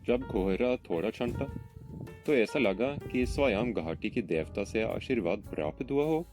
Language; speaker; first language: Hindi; non-native, fluent; Norwegian